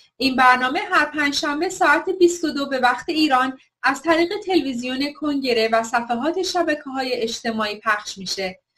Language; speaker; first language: Persian; native; Persian